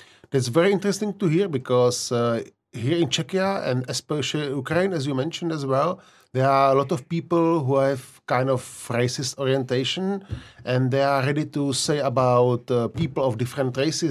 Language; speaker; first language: English; non-native, fluent; Czech